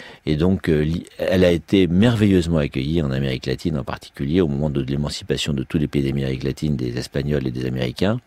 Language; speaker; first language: French; native; French